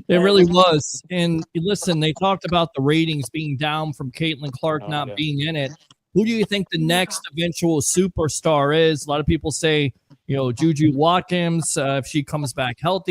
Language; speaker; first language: English; native; English